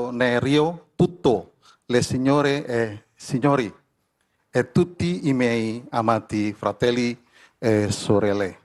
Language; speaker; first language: Italian; non-native, learner; Indonesian